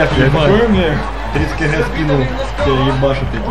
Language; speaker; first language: Russian; native; Russian